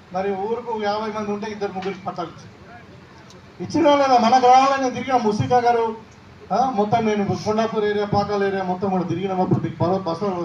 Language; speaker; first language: Telugu; native; Telugu